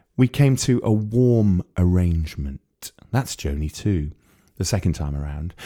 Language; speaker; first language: English; native; English